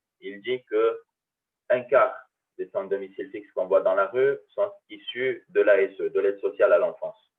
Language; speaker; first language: French; early bilingual, other home language; Arabic